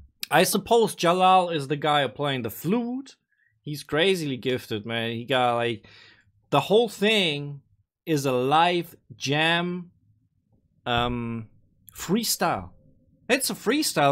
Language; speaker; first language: English; non-native, fluent; German